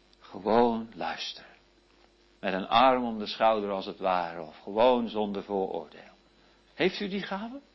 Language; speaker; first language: Dutch; early bilingual, heritage; Dutch